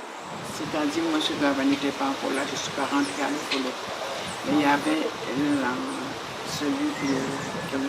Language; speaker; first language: French; non-native, local second language; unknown